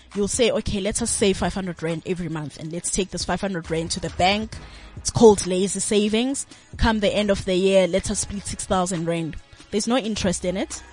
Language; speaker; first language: English; non-native, local second language; Zulu